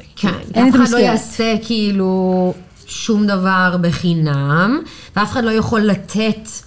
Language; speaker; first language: Hebrew; non-native, fluent; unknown